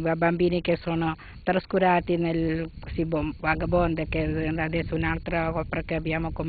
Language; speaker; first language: Italian; non-native, fluent; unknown